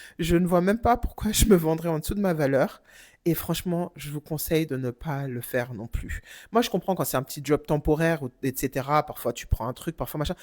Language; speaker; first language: French; non-native, fluent; German